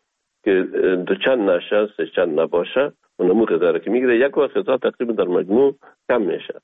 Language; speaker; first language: Persian; native; Persian